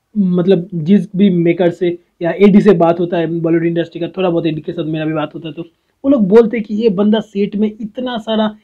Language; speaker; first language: Hindi; non-native, local second language; Bangla